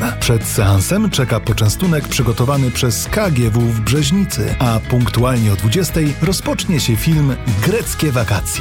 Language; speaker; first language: Polish; native; Polish